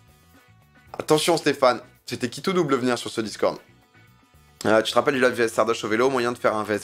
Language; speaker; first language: French; native; French